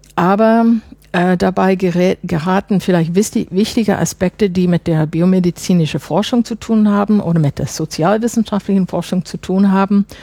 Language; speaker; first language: German; non-native, fluent; English